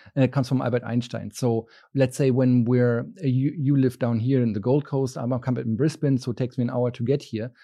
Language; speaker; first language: English; non-native, fluent; German